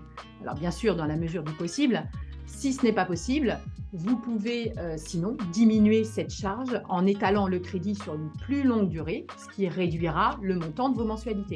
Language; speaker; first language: French; native; French